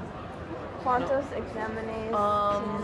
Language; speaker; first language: Spanish; non-native, learner; English